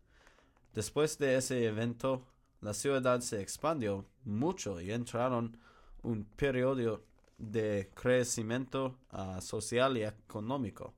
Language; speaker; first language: Spanish; non-native, learner; English